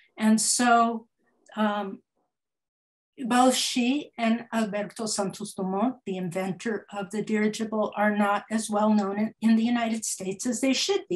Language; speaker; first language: English; early bilingual, other home language; Spanish